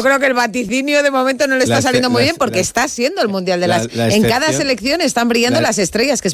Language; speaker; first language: Spanish; native; Spanish